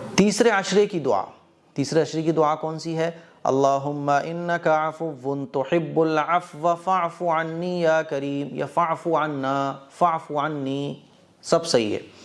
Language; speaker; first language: Urdu; native; Urdu